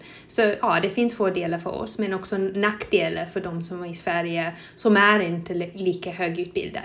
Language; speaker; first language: Swedish; non-native, fluent; English